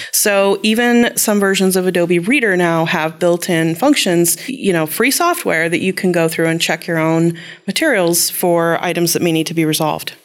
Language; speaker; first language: English; native; English